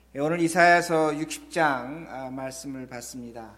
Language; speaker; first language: Korean; native; Korean